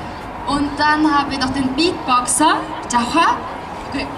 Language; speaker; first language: German; non-native, fluent; Mongolian